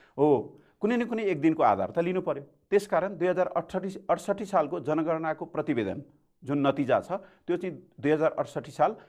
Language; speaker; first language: Nepali; native; Nepali